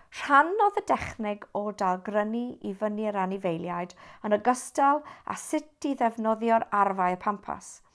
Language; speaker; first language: Welsh; non-native, local second language; English